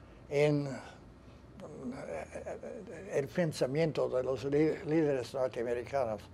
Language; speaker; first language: Spanish; non-native, fluent; English